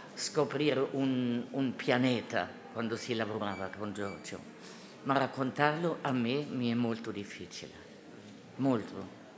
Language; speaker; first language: Italian; non-native, fluent; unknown